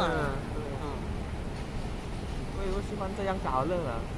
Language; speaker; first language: Chinese; non-native, learner; Javanese